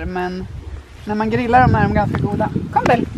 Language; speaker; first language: Swedish; native; Swedish